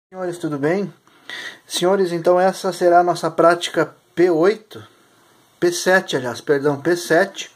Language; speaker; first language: Portuguese; native; Portuguese